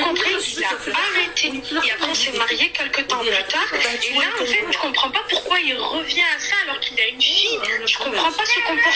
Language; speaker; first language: French; early bilingual, other home language; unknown